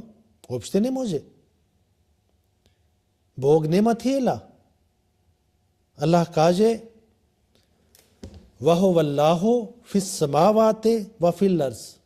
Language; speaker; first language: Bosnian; non-native, learner; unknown